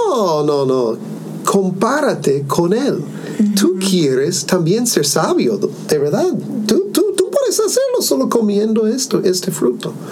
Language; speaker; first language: Spanish; non-native, fluent; English